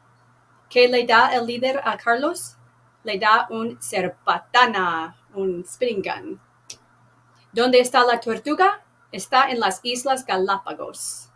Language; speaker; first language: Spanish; non-native, fluent; English